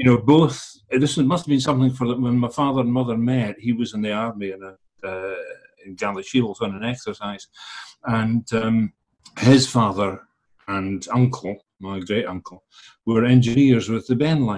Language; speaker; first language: English; early bilingual, other home language; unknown